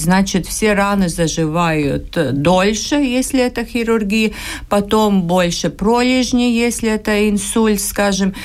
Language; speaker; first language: Russian; non-native, local second language; Latvian